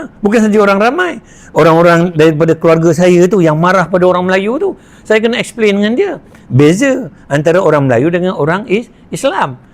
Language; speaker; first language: Malay; non-native, local second language; Min Nan Chinese